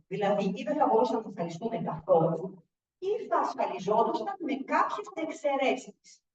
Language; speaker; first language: Greek; early bilingual, heritage; Greek